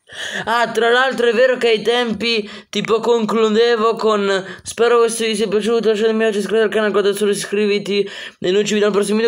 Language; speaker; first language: Italian; native; Italian